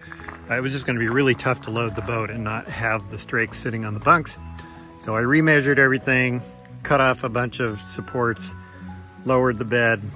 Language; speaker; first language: English; native; English